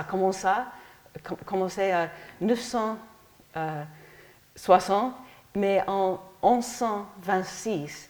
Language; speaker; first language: French; non-native, learner; English